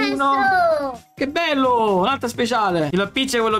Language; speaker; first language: Italian; native; Italian